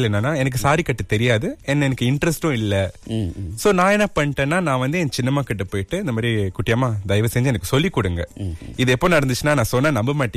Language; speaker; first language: Tamil; early bilingual, heritage; Tamil